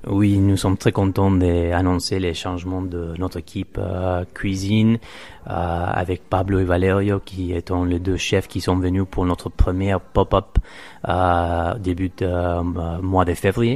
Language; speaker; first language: French; non-native, fluent; Spanish